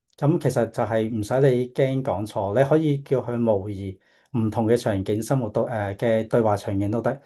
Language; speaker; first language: Cantonese; native; Cantonese